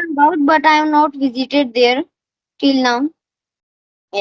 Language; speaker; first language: English; non-native, learner; Marathi